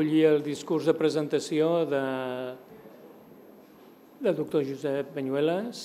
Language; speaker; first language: Catalan; native; Catalan